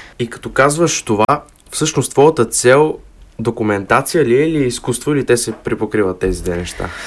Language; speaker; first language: Bulgarian; native; Bulgarian